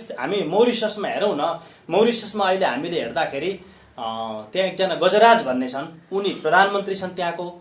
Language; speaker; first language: Nepali; native; Nepali